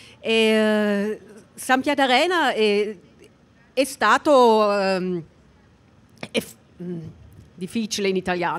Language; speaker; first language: Italian; non-native, fluent; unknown